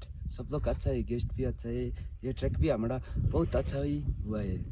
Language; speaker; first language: Hindi; non-native, local second language; Nepali